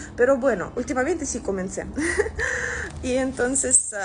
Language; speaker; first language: Spanish; non-native, fluent; Russian